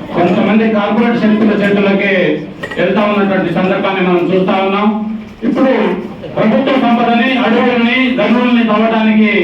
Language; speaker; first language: Telugu; non-native, local second language; Lambadi